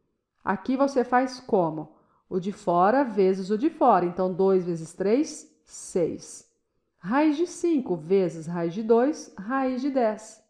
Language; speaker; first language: Portuguese; native; Portuguese